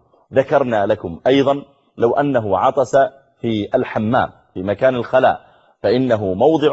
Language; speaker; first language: Arabic; native; Arabic